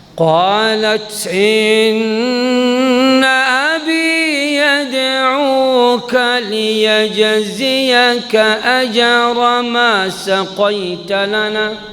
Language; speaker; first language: Swahili; native; Swahili